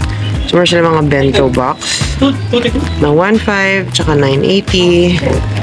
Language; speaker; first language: Filipino; native; Filipino